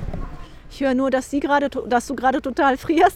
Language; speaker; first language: German; native; German